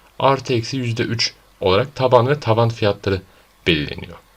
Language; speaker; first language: Turkish; native; Turkish